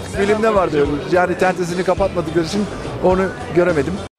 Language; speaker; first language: Turkish; native; Turkish